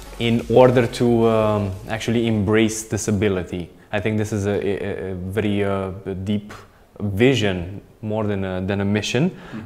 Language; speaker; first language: English; non-native, fluent; Romanian